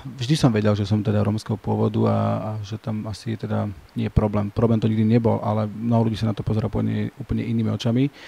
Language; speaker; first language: Slovak; native; Slovak